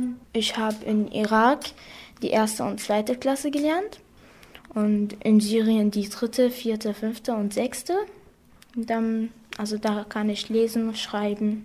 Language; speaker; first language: German; early bilingual, other home language; Arabic